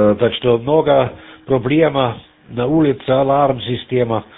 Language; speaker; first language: Russian; non-native, learner; German